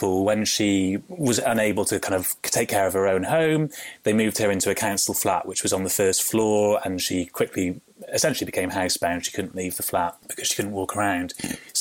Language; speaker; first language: English; native; English